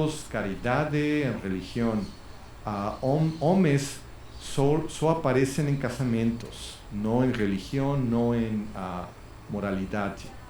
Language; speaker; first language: Portuguese; non-native, learner; Spanish